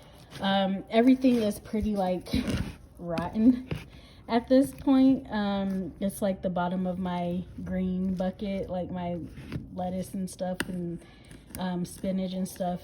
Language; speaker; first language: English; native; English